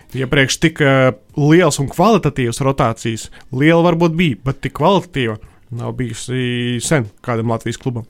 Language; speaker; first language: Latvian; non-native, local second language; Russian